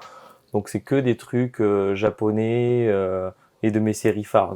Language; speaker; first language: French; native; French